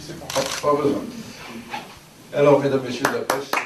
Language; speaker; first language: French; native; French